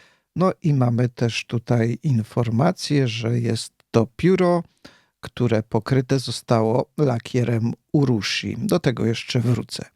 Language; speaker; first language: Polish; native; Polish